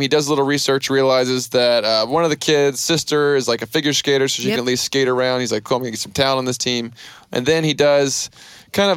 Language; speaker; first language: English; native; English